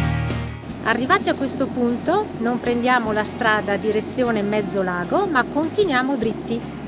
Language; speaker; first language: Italian; native; Italian